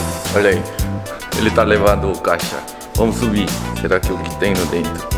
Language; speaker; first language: Portuguese; non-native, learner; Korean